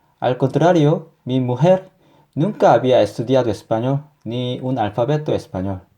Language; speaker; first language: Spanish; non-native, fluent; Korean